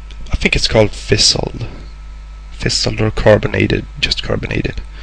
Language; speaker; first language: English; non-native, fluent; Swedish